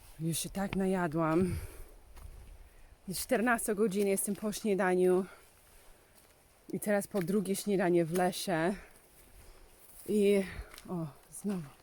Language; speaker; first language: Polish; non-native, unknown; English